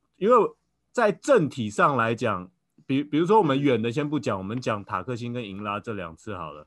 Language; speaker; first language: Chinese; native; Chinese